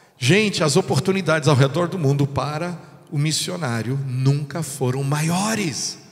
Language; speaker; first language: Portuguese; non-native, fluent; English